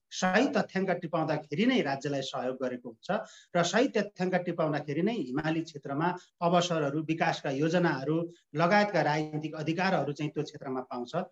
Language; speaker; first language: Nepali; non-native, local second language; Sherpa